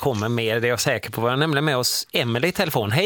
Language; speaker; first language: Swedish; native; Swedish